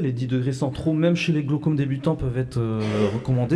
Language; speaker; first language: French; native; French